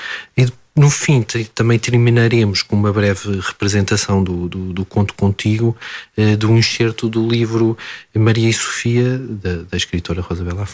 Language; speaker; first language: Portuguese; native; Portuguese